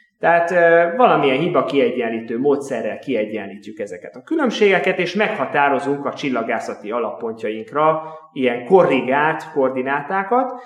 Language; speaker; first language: Hungarian; native; Hungarian